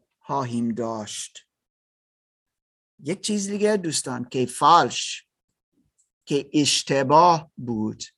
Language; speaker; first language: Persian; non-native, learner; German